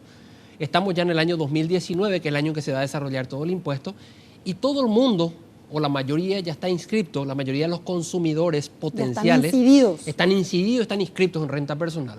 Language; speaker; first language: Spanish; native; Spanish